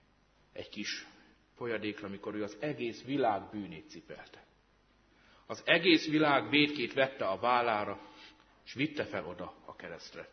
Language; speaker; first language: Hungarian; native; Hungarian